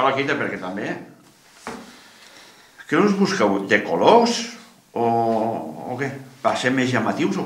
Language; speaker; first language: Catalan; native; Catalan